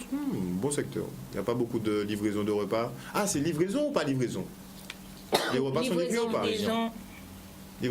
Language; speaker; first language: French; native; French